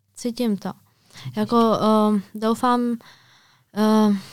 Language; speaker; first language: Czech; non-native, fluent; Ukrainian